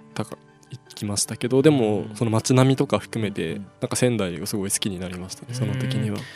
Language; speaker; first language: Japanese; native; Japanese